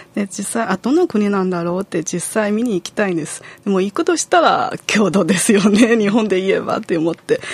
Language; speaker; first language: Japanese; non-native, fluent; Chinese